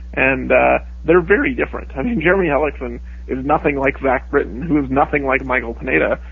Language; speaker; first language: English; native; English